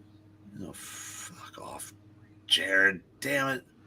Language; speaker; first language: English; native; English